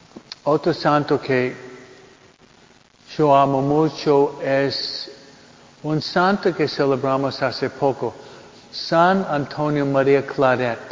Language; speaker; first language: Spanish; non-native, fluent; English